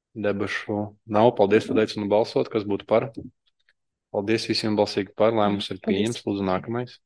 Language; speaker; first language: Latvian; non-native, local second language; Russian